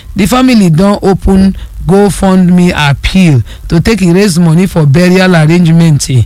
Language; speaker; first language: Nigerian Pidgin; non-native, local second language; Yoruba